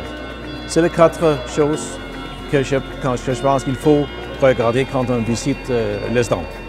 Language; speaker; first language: French; non-native, learner; Danish